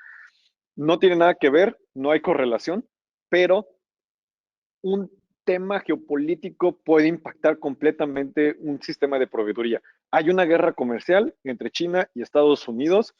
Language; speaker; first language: Spanish; native; Spanish